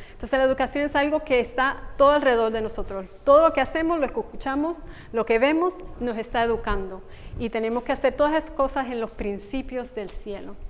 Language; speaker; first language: Spanish; native; Spanish